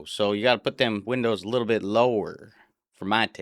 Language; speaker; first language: English; native; English